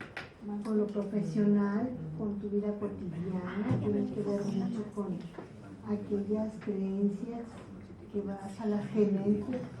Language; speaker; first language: Spanish; native; Spanish